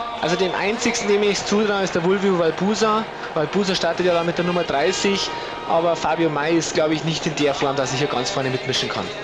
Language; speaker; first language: German; native; German